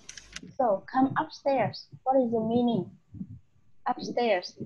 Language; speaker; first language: English; non-native, learner; Vietnamese